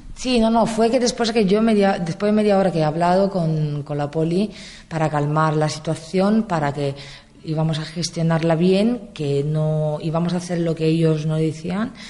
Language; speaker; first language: Spanish; non-native, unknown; Italian